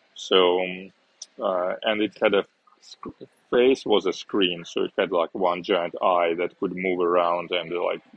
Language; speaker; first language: English; non-native, fluent; Uzbek